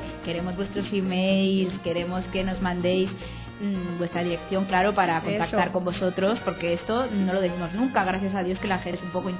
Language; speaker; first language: Spanish; native; Spanish